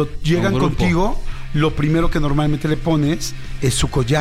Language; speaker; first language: Spanish; native; Spanish